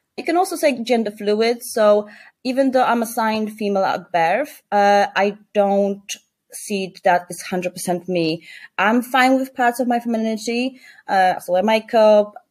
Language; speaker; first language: English; non-native, fluent; Polish